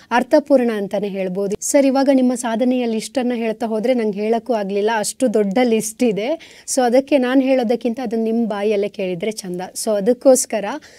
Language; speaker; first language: Kannada; native; Kannada